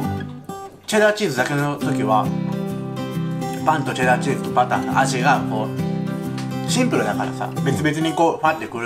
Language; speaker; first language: Japanese; native; Japanese